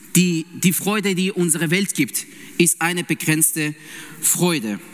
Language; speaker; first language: German; non-native, fluent; Persian